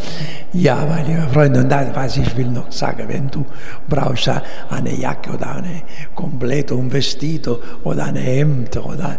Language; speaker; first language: German; non-native, fluent; Italian